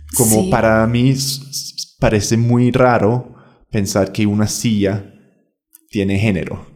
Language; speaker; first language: Spanish; non-native, fluent; English